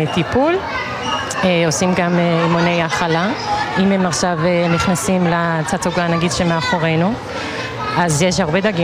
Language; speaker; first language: Hebrew; non-native, fluent; Danish